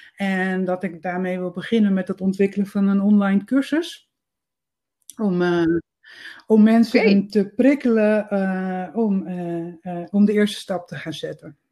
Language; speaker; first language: Dutch; native; Dutch